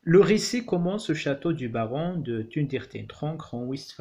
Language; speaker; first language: French; non-native, local second language; Arabic